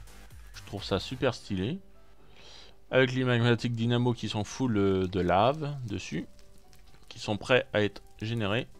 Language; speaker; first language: French; native; French